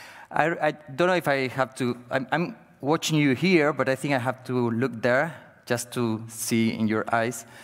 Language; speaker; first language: English; non-native, fluent; Catalan